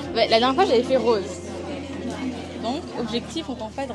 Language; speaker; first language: French; native; French